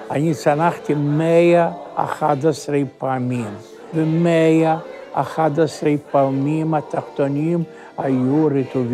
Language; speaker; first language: Hebrew; non-native, fluent; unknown